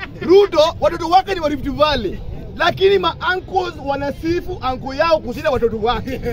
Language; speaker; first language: Swahili; non-native, local second language; Luo (Kenya and Tanzania)